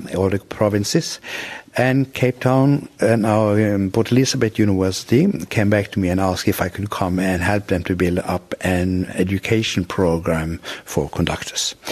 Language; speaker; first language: English; non-native, fluent; Norwegian